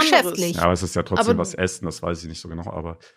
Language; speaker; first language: German; native; German